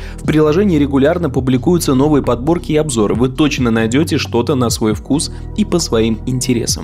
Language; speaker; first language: Russian; native; Russian